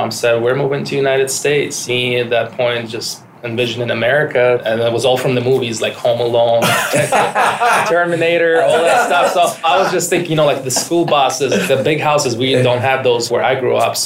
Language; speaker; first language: English; non-native, fluent; Ukrainian